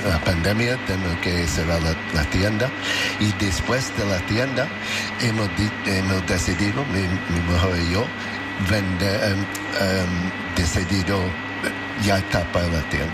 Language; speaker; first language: Spanish; non-native, learner; English